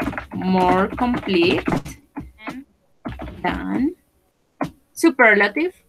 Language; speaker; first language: English; non-native, fluent; Spanish